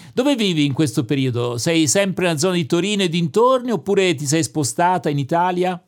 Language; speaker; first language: Italian; native; Italian